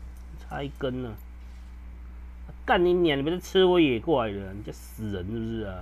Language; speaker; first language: Chinese; native; Chinese